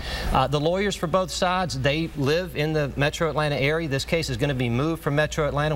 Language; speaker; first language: English; native; English